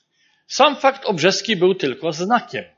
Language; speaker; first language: Polish; native; Polish